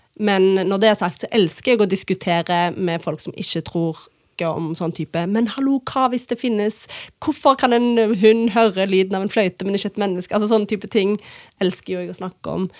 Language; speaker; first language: Norwegian; early bilingual, other home language; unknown